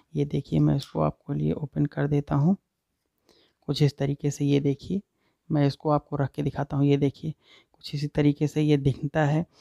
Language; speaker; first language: Hindi; native; Hindi